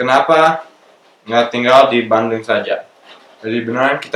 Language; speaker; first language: Indonesian; non-native, local second language; English